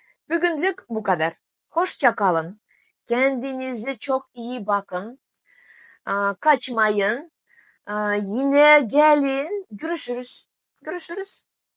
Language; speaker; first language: Turkish; non-native, learner; Tatar